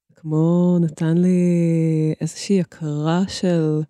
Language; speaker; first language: Hebrew; early bilingual, other home language; Russian